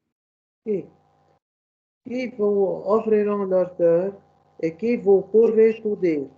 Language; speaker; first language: French; non-native, learner; Arabic